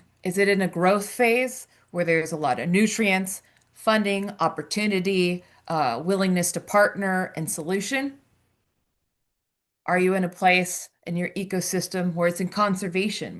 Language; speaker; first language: English; native; English